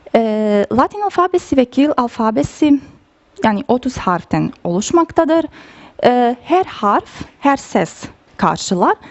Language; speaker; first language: Turkish; non-native, fluent; Bosnian